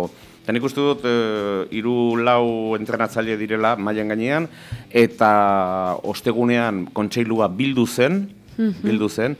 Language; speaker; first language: Basque; native; Basque